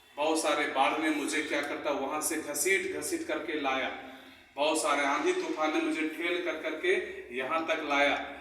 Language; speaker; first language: Hindi; native; Hindi